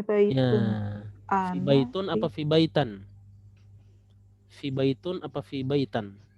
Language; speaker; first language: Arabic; non-native, fluent; Indonesian